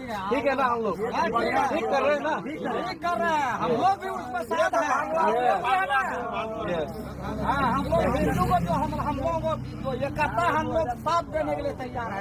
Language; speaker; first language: Hindi; non-native, local second language; Kok Borok